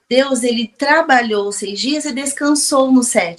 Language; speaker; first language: Portuguese; native; Portuguese